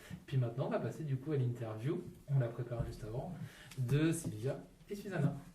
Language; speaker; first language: French; native; French